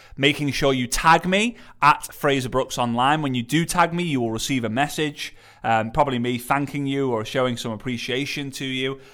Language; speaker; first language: English; native; English